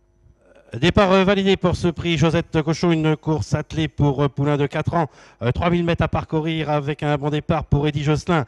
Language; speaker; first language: French; native; French